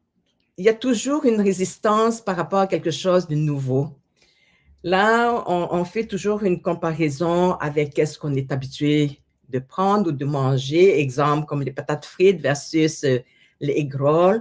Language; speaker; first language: French; non-native, fluent; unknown